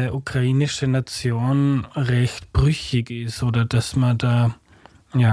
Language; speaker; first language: German; native; German